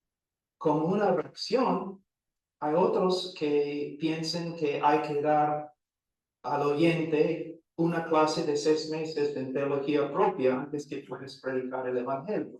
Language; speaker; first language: Spanish; non-native, fluent; English